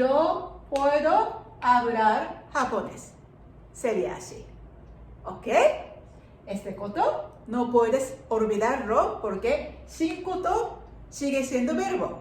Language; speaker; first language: Spanish; non-native, fluent; Japanese